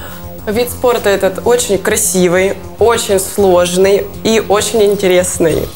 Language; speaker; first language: Russian; native; Russian